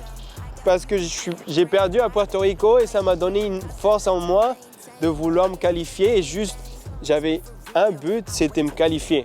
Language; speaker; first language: French; early bilingual, heritage; French